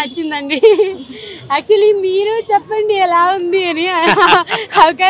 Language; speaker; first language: Telugu; non-native, learner; Malayalam